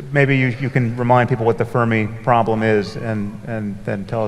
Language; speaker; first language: English; native; English